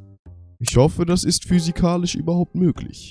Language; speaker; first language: German; native; German